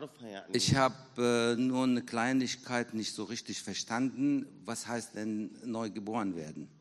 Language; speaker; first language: German; non-native, learner; Arabic